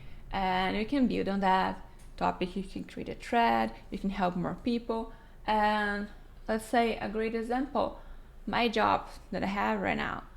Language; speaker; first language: English; non-native, fluent; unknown